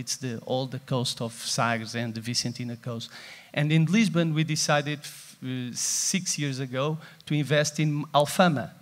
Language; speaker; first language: English; non-native, fluent; Portuguese